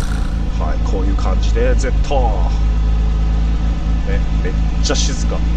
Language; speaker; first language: Japanese; native; Japanese